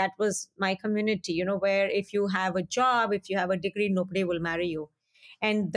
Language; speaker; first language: English; non-native, local second language; Hindi